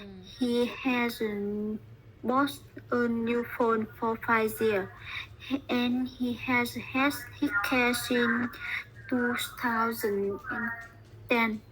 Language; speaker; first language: English; non-native, learner; Vietnamese